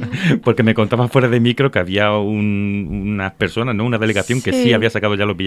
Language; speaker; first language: Spanish; native; Spanish